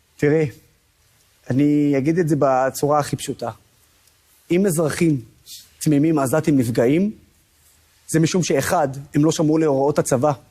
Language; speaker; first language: Hebrew; non-native, local second language; Arabic